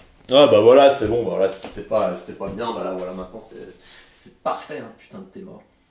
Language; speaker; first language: French; native; French